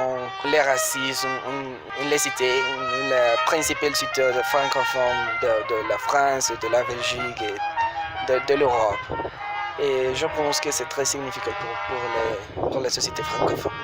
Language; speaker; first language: French; non-native, learner; Spanish